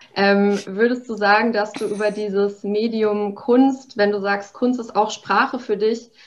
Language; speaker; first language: German; native; German